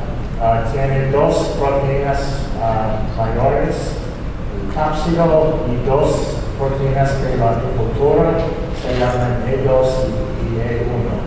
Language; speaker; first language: Spanish; non-native, fluent; English